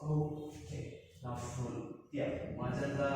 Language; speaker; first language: Vietnamese; non-native, learner; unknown